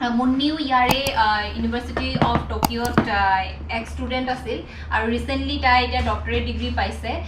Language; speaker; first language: Assamese; non-native, local second language; Mising